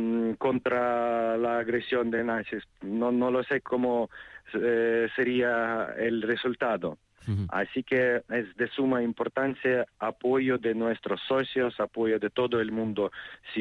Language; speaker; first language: Spanish; non-native, fluent; Ukrainian